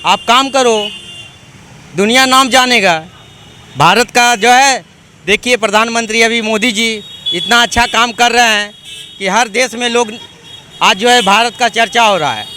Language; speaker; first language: Hindi; non-native, local second language; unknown